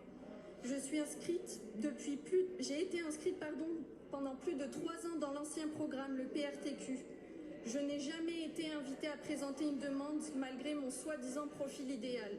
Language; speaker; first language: French; native; French